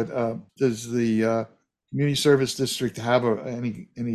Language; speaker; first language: English; native; English